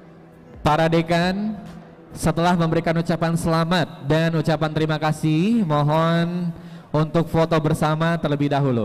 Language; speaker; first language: Indonesian; native; Indonesian